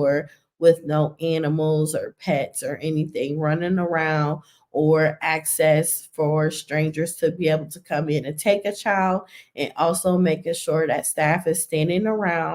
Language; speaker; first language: English; native; English